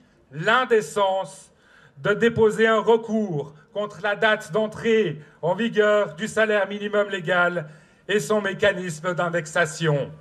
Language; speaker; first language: French; native; French